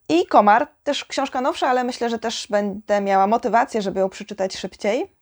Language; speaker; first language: Polish; native; Polish